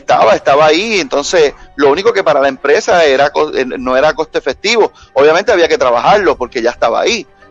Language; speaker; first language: Spanish; native; Spanish